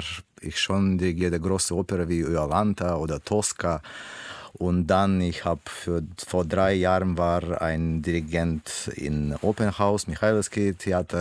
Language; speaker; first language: German; non-native, learner; Russian